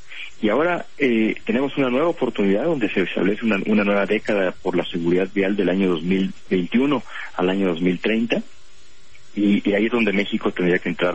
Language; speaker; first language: Spanish; native; Spanish